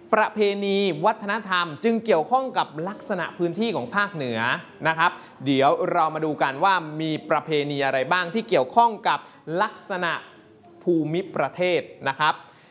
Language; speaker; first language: Thai; native; Thai